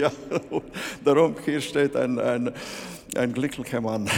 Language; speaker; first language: German; non-native, fluent; Latvian